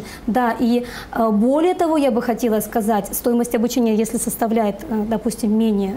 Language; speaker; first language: Russian; native; Russian